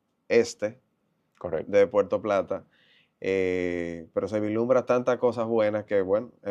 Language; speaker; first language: Spanish; native; Spanish